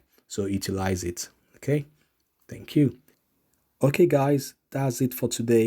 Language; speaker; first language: English; native; English